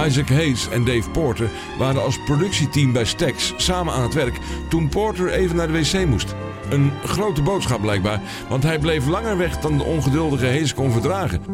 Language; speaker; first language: Dutch; native; Dutch